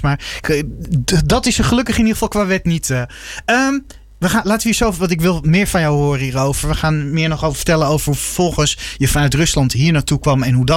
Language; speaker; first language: Dutch; native; Dutch